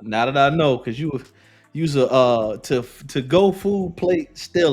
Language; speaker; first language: English; native; English